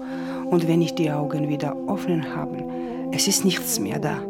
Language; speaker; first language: German; non-native, learner; Georgian